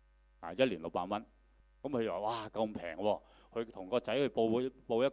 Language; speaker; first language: Chinese; non-native, local second language; Cantonese